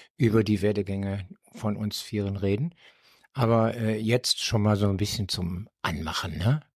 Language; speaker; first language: German; native; German